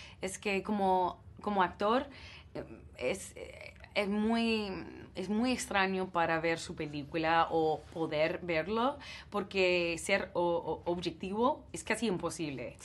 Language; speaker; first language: Spanish; non-native, learner; English